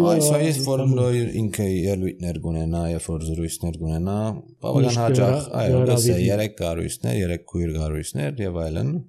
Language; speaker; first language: Armenian; early bilingual, heritage; Armenian